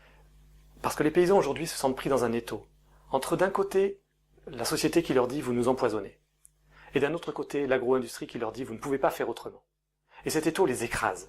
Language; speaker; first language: French; native; French